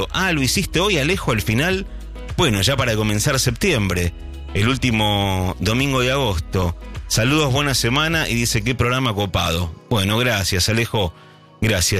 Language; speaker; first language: Spanish; native; Spanish